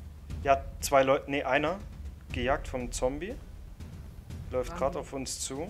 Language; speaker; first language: German; native; German